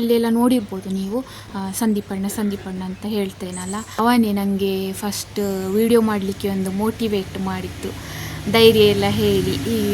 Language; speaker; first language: Kannada; non-native, local second language; Tulu